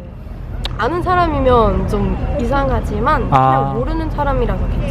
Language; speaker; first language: Korean; non-native, learner; German